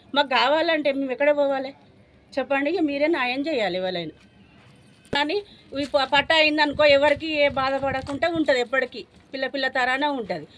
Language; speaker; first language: Telugu; native; Telugu